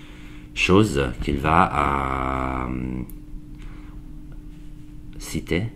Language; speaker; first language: French; non-native, learner; Italian